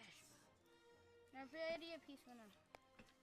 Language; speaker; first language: Welsh; non-native, local second language; English